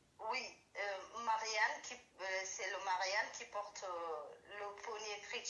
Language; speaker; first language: French; non-native, learner; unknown